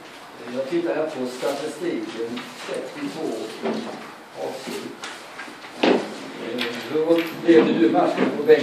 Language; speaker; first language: Swedish; native; Swedish